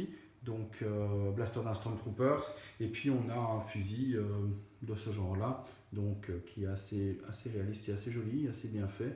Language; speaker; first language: French; native; French